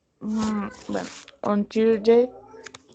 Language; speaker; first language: English; non-native, learner; Spanish